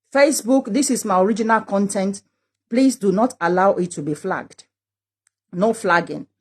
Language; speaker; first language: English; non-native, local second language; Yoruba